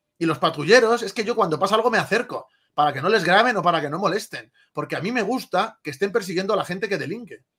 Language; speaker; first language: Spanish; native; Spanish